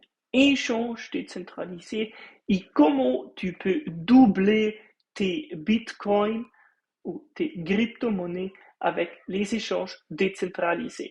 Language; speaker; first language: French; non-native, fluent; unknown